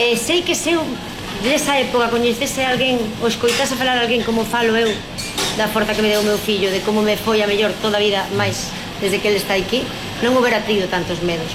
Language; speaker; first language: Galician; native; Galician